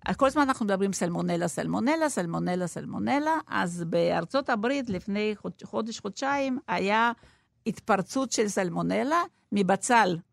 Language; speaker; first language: Hebrew; non-native, fluent; Russian